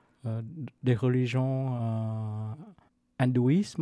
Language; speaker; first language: French; non-native, fluent; Vietnamese